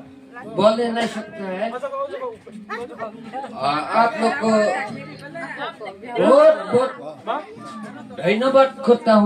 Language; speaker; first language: Hindi; non-native, local second language; Bodo